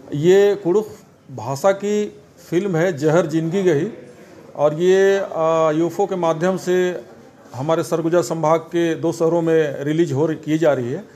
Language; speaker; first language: Hindi; non-native, local second language; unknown